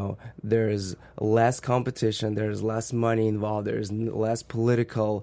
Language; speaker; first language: English; non-native, fluent; Russian